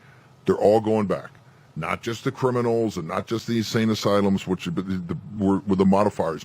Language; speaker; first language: English; native; English